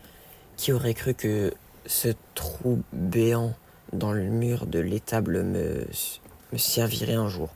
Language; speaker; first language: French; native; French